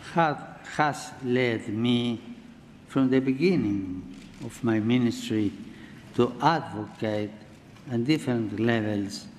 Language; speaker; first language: English; non-native, learner; Spanish